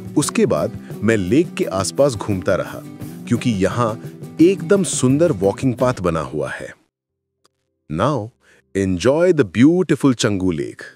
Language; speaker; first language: Hindi; non-native, fluent; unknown